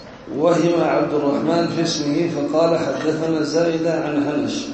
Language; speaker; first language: Arabic; native; Arabic